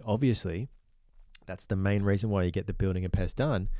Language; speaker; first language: English; native; English